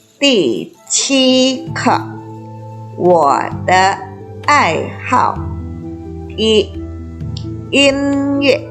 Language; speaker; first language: Chinese; non-native, fluent; Indonesian